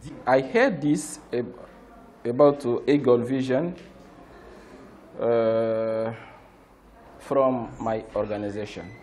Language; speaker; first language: English; non-native, learner; Lingala